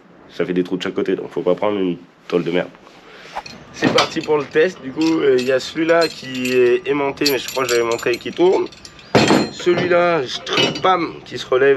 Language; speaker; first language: French; native; French